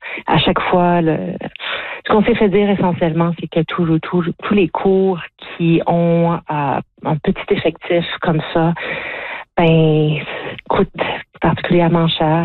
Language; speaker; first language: French; native; French